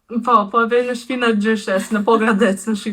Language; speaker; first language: Albanian; early bilingual, heritage; Albanian